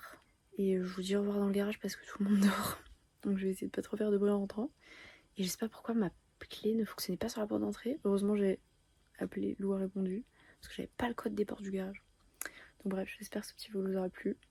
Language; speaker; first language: French; native; French